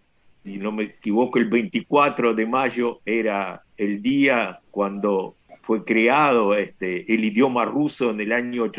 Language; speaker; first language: Spanish; non-native, fluent; Russian